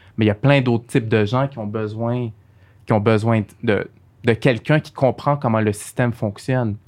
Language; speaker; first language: French; early bilingual, other home language; Arabic